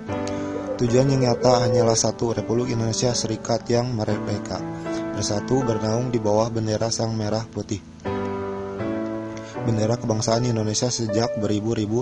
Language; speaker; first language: Indonesian; native; Indonesian